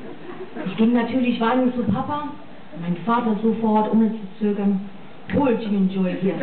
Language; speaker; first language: German; non-native, fluent; English